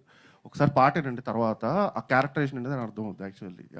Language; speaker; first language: Telugu; native; Telugu